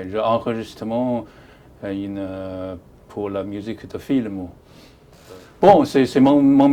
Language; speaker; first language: French; non-native, learner; Chinese